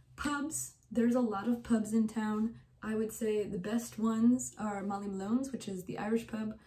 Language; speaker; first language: English; native; English